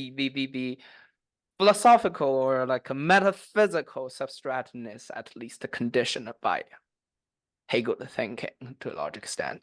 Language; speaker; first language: English; non-native, fluent; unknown